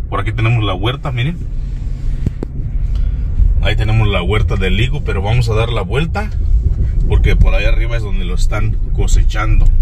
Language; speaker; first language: Spanish; native; Spanish